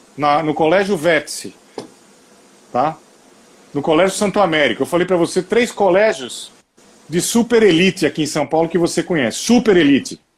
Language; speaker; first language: Portuguese; native; Portuguese